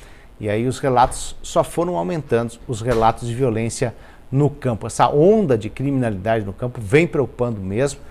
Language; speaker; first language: Portuguese; native; Portuguese